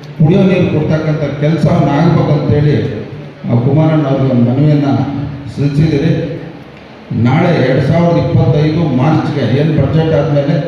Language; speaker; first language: Kannada; native; Kannada